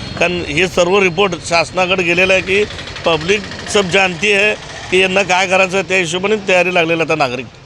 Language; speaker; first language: Marathi; native; Marathi